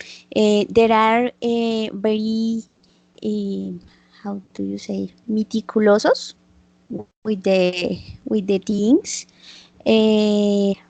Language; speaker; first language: English; non-native, learner; Spanish